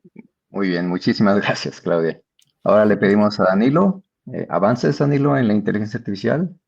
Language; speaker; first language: Spanish; native; Spanish